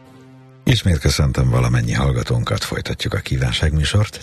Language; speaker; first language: Hungarian; native; Hungarian